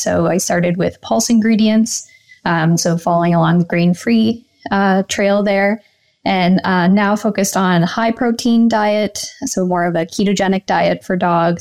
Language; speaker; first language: English; native; English